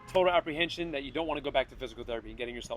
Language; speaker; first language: English; native; English